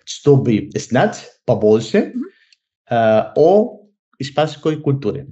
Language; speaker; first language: Russian; non-native, learner; Spanish